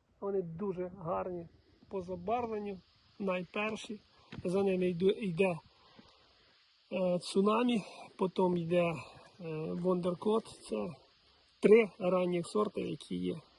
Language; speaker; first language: Ukrainian; native; Ukrainian